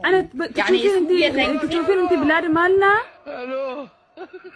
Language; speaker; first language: Arabic; non-native, learner; Oromo